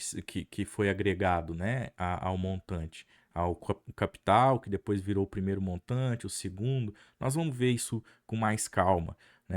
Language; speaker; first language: Portuguese; native; Portuguese